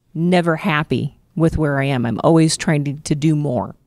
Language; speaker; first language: English; native; English